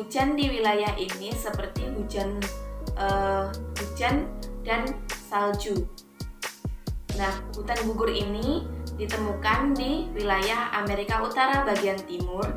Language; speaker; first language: Indonesian; native; Indonesian